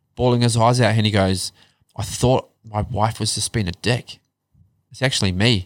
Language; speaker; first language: English; native; English